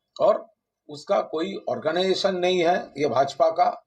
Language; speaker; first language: Hindi; non-native, local second language; Bangla